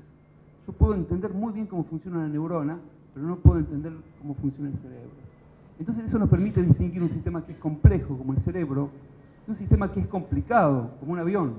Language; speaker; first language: Spanish; native; Spanish